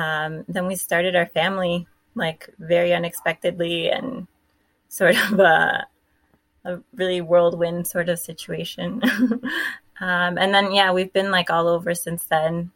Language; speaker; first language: English; native; English